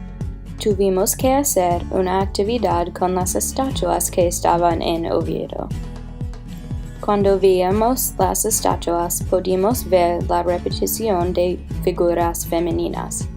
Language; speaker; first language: Spanish; non-native, learner; English